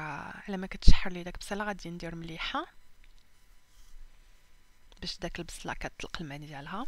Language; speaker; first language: Arabic; native; Arabic